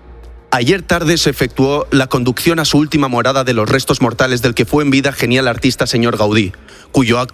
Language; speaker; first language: Spanish; native; Spanish